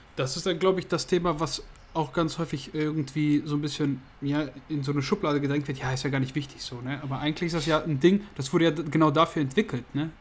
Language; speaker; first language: German; native; German